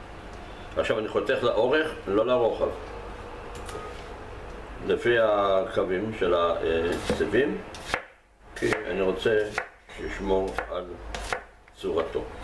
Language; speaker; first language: Hebrew; native; Hebrew